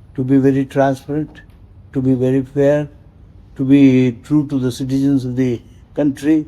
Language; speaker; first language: English; non-native, local second language; Kannada